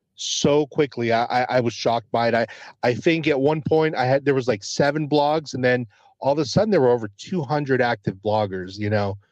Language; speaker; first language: English; early bilingual, other home language; Spanish